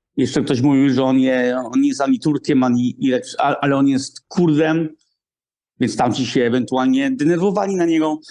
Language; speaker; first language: Polish; early bilingual, heritage; Polish